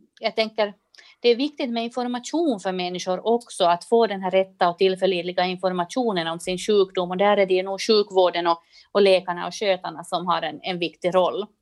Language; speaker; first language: Swedish; native; Swedish